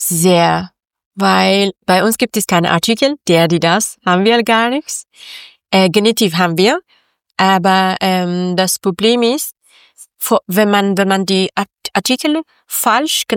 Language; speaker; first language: German; non-native, learner; Persian